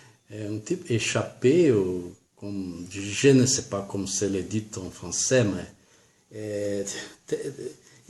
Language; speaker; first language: French; non-native, learner; Portuguese